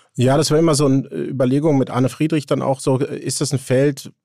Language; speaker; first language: German; native; German